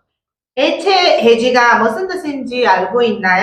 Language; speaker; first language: Korean; non-native, fluent; Nepali